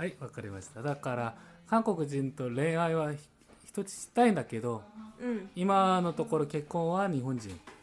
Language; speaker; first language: Japanese; non-native, fluent; Korean